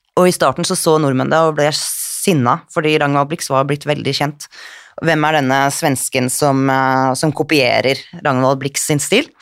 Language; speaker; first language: Norwegian; native; Norwegian